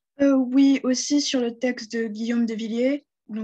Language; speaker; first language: French; native; French